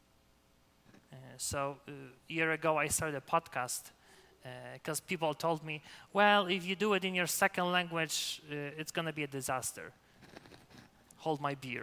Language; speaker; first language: English; non-native, fluent; Polish